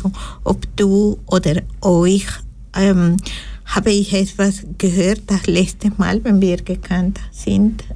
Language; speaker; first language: German; non-native, learner; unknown